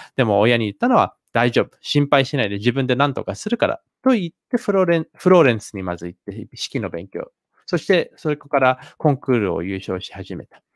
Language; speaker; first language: Japanese; native; Japanese